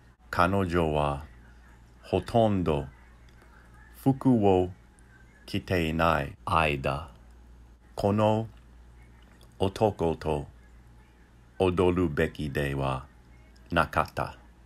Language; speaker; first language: Japanese; non-native, learner; English